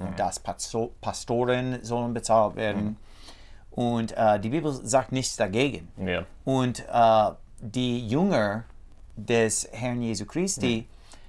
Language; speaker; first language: German; non-native, learner; English